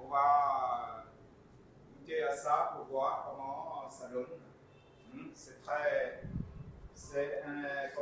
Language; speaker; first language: French; non-native, fluent; Vietnamese